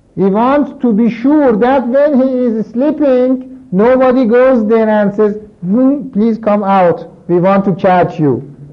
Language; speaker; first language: English; non-native, fluent; Persian